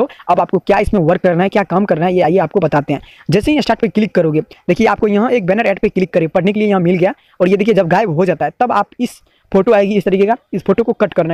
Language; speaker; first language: Hindi; native; Hindi